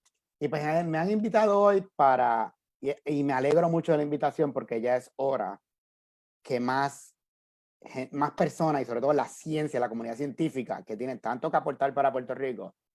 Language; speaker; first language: Spanish; native; Spanish